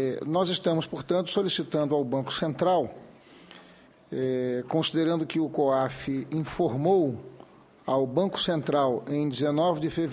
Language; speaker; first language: Portuguese; native; Portuguese